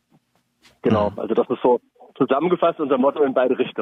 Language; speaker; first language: German; native; German